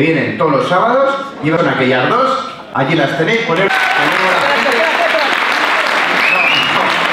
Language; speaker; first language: Spanish; native; Spanish